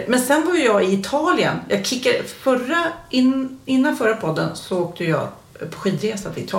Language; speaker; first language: Swedish; native; Swedish